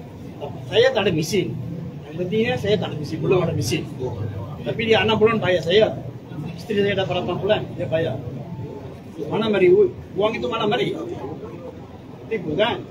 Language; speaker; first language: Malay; non-native, local second language; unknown